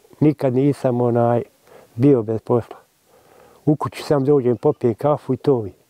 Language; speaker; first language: Bosnian; native; Bosnian